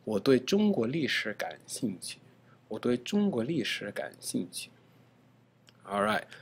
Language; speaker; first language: Chinese; non-native, fluent; English